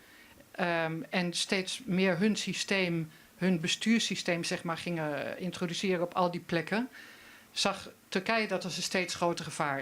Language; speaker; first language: Dutch; native; Dutch